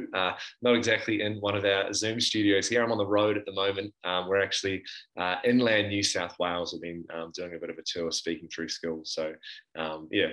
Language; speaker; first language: English; native; English